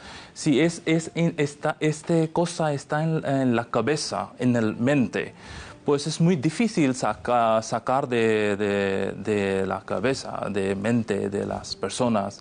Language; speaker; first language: Spanish; non-native, fluent; Urdu